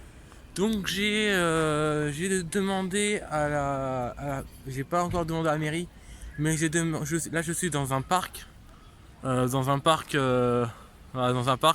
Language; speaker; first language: French; native; French